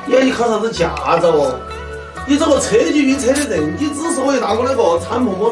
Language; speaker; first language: Chinese; native; Chinese